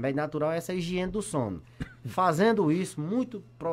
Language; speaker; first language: Portuguese; native; Portuguese